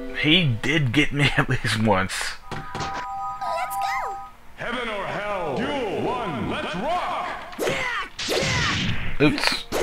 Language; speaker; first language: English; native; English